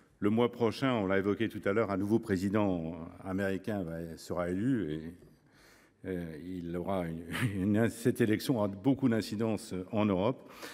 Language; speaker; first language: French; native; French